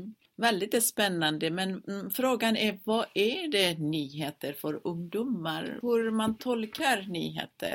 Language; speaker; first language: Swedish; non-native, fluent; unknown